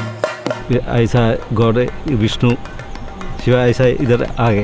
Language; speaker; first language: Hindi; non-native, local second language; Malayalam